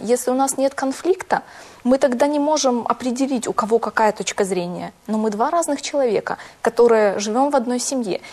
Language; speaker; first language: Russian; native; Russian